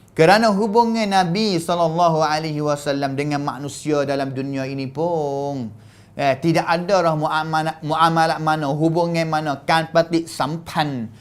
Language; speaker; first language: Malay; native; Malay